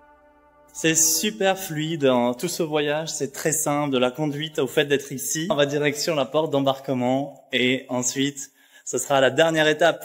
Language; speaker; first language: French; native; French